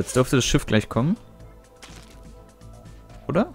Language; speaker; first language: German; native; German